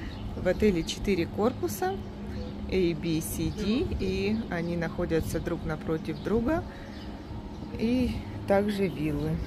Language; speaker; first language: Russian; native; Russian